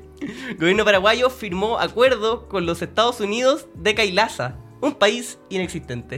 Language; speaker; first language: Spanish; native; Spanish